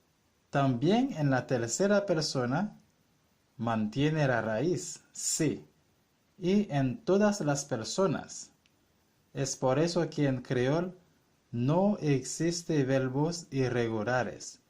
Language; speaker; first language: Spanish; non-native, fluent; Haitian Creole